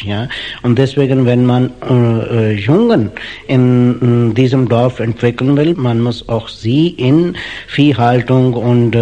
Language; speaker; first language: German; non-native, fluent; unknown